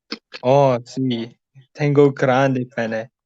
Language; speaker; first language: Spanish; non-native, learner; English